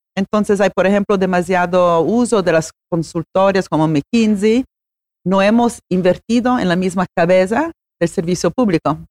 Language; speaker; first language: Spanish; non-native, fluent; Italian